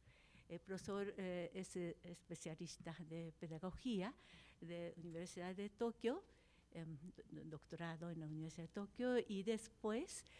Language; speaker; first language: Spanish; non-native, fluent; Japanese